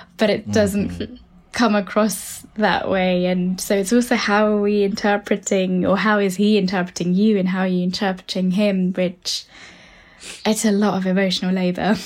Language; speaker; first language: English; early bilingual, other home language; Tamil